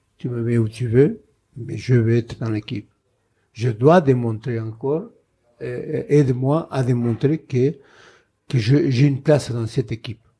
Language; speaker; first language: French; non-native, fluent; Spanish